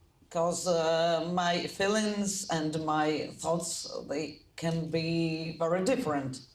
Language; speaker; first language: English; non-native, fluent; Ukrainian